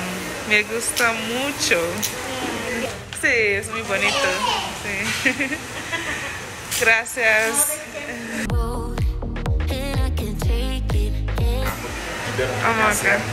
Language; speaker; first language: Spanish; non-native, learner; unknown